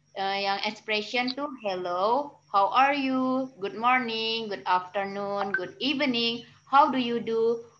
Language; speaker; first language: English; non-native, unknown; Indonesian